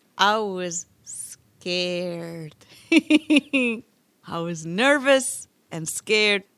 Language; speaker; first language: English; non-native, fluent; Arabic